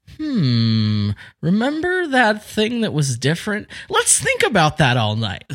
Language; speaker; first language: English; native; English